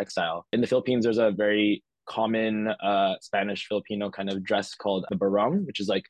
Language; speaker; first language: English; native; English